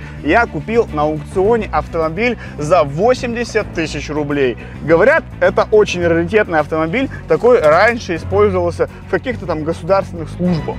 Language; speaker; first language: Russian; native; Russian